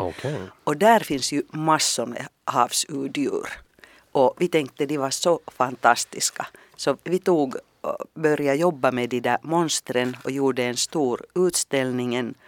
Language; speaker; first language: Swedish; non-native, fluent; Finnish